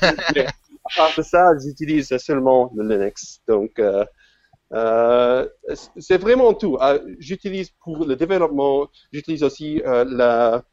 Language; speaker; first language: French; non-native, fluent; English